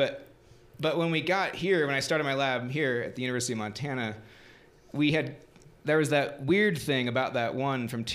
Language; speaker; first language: English; native; English